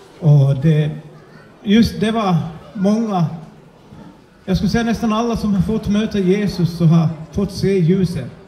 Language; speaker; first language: Swedish; native; Swedish